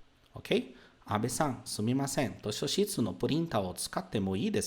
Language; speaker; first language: Japanese; non-native, fluent; Portuguese